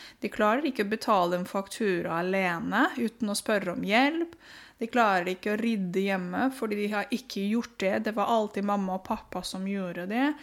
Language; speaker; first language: Norwegian; non-native, fluent; Romanian